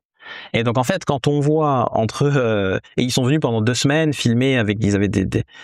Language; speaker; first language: French; native; French